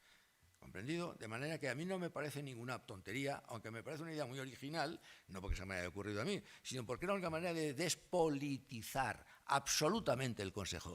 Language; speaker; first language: Spanish; native; Spanish